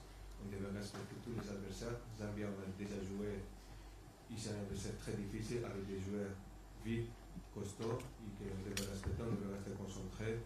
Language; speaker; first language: French; non-native, fluent; Spanish